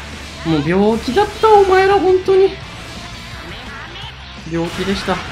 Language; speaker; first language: Japanese; native; Japanese